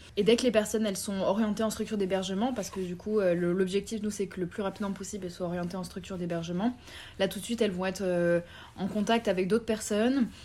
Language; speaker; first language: French; native; French